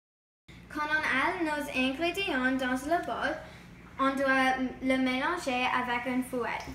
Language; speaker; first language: French; non-native, learner; English